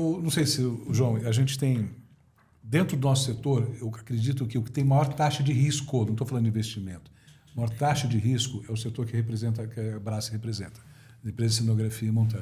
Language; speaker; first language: Portuguese; native; Portuguese